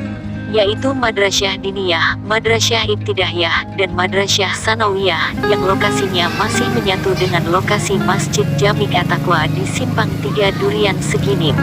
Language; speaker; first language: Indonesian; native; Indonesian